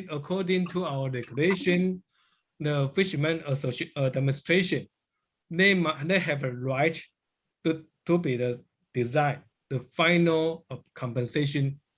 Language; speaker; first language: English; non-native, learner; Chinese